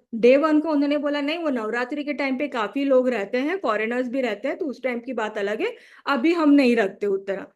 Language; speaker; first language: Hindi; non-native, local second language; Marathi